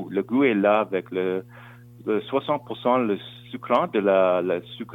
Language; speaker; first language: French; non-native, local second language; English